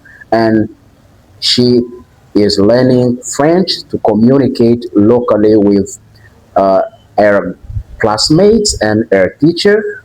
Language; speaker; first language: English; non-native, fluent; French